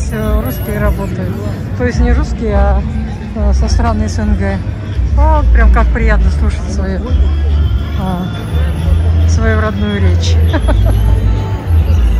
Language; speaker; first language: Russian; native; Russian